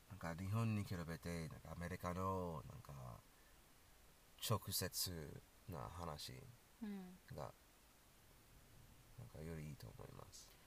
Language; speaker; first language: Japanese; non-native, learner; English